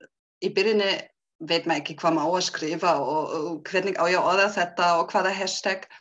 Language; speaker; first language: Icelandic; non-native, learner; German